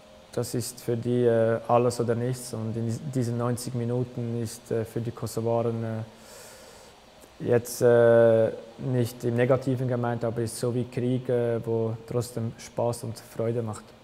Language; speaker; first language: German; early bilingual, other home language; Albanian